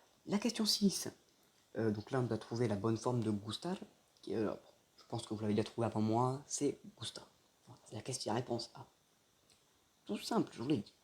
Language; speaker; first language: French; native; French